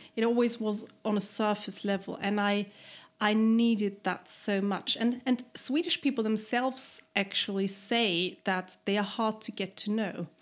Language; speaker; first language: English; non-native, fluent; German